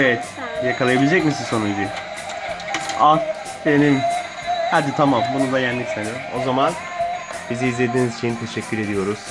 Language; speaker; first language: Turkish; native; Turkish